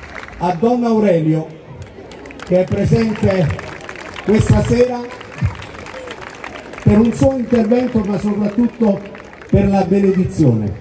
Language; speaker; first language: Italian; native; Italian